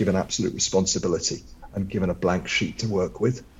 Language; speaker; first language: English; native; English